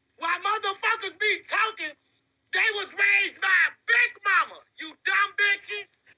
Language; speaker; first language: English; native; English